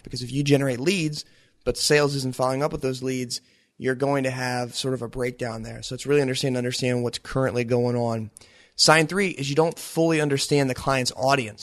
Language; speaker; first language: English; native; English